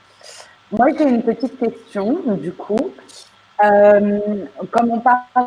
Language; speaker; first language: French; native; French